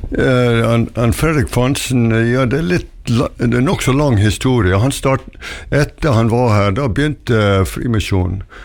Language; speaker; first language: Norwegian; native; Norwegian